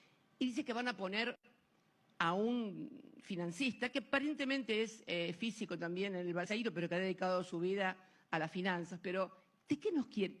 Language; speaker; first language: Spanish; native; Spanish